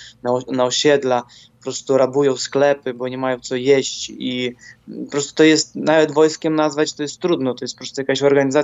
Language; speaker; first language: Polish; non-native, fluent; Ukrainian